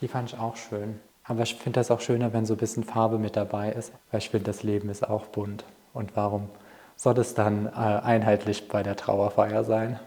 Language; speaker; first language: German; native; German